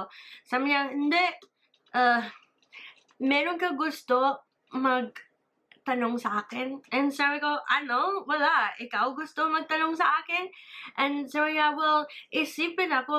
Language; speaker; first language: Filipino; early bilingual, heritage; English